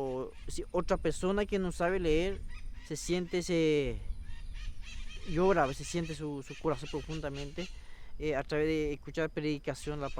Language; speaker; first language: Spanish; non-native, local second language; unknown